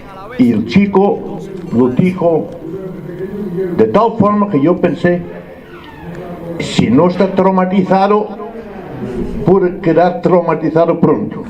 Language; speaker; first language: Spanish; non-native, fluent; Dutch